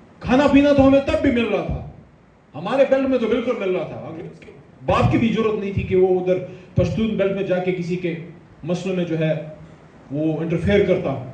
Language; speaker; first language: Urdu; non-native, local second language; Pashto